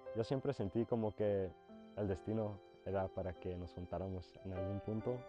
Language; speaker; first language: Spanish; early bilingual, heritage; Spanish